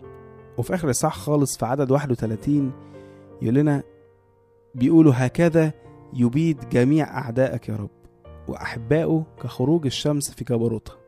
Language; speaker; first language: Arabic; native; Arabic